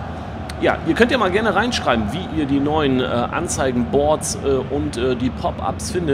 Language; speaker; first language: German; native; German